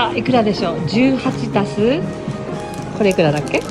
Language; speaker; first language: Japanese; native; Japanese